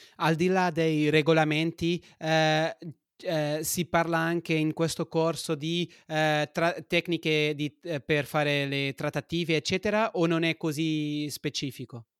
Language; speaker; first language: Italian; non-native, fluent; Portuguese